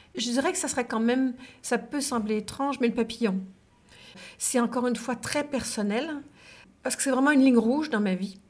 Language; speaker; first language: French; native; French